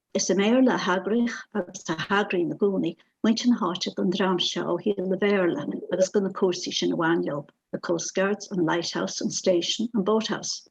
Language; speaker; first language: Irish; native; Irish